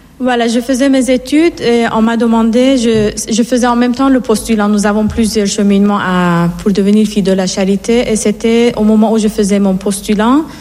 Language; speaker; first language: French; non-native, fluent; Persian